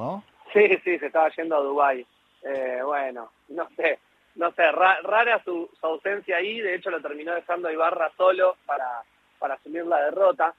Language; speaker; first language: Spanish; native; Spanish